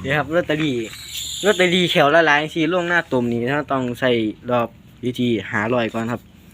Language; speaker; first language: Thai; native; Thai